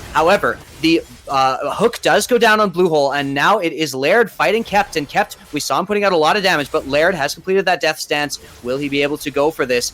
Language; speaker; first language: English; native; English